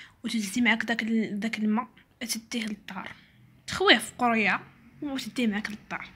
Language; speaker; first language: Arabic; native; Arabic